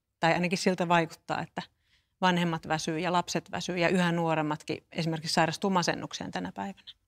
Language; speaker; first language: Finnish; native; Finnish